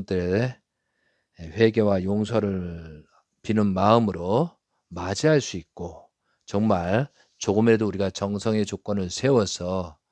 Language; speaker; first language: Korean; native; Korean